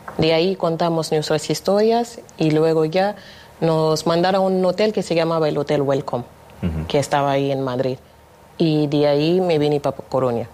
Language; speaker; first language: Spanish; non-native, fluent; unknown